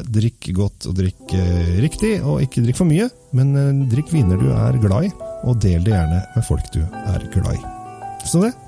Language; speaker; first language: Norwegian; native; Norwegian